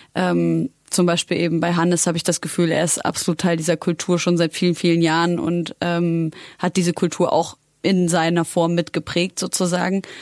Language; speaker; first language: German; early bilingual, other home language; Arabic